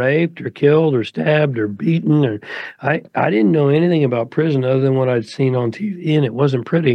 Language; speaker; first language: English; native; English